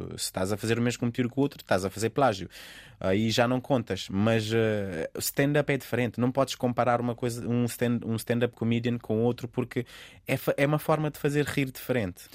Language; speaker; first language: Portuguese; non-native, local second language; Kabuverdianu